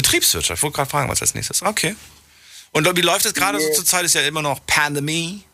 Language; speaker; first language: German; native; German